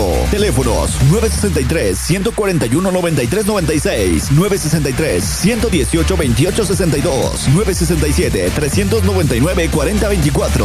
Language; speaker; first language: Spanish; native; Spanish